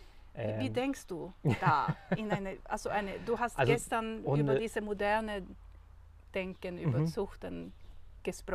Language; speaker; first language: German; non-native, learner; Swedish